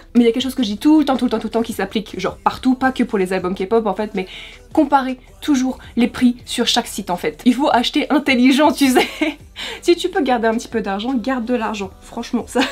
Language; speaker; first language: French; native; French